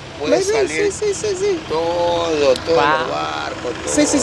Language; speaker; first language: Spanish; non-native, learner; English